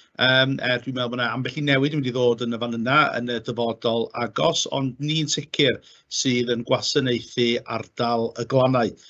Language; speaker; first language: Welsh; native; Welsh